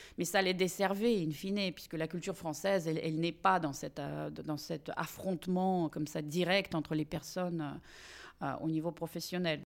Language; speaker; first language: French; non-native, fluent; Russian